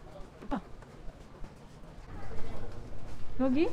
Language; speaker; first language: Korean; native; Korean